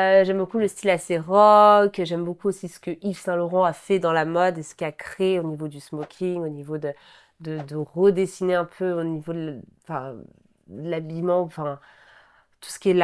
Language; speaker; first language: French; native; French